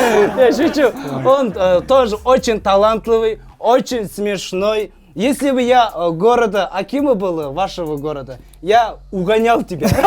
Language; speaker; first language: Russian; non-native, local second language; Kazakh